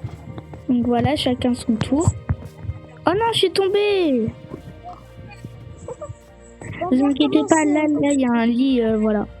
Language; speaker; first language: French; native; French